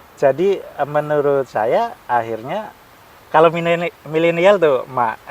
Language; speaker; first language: Indonesian; non-native, local second language; Javanese